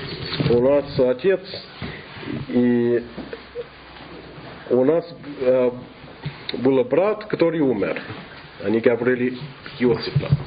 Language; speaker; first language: Russian; non-native, fluent; English